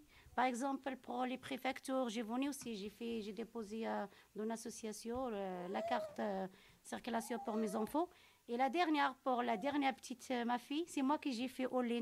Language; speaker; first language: French; non-native, local second language; Arabic